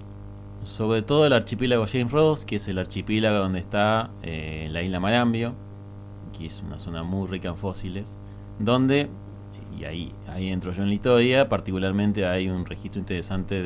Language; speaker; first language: Spanish; native; Spanish